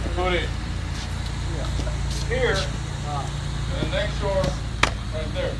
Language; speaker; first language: English; native; English